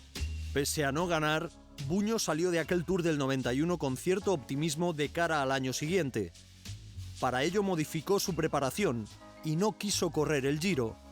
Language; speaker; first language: Spanish; native; Spanish